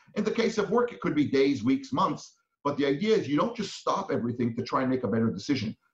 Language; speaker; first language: English; non-native, fluent; Hebrew